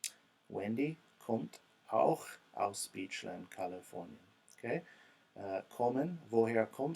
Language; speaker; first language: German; non-native, fluent; English